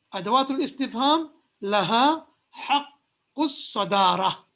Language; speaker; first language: Arabic; non-native, fluent; English